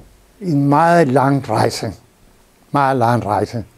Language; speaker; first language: Danish; non-native, fluent; Spanish